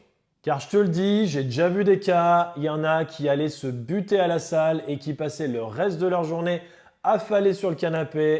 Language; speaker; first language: French; native; French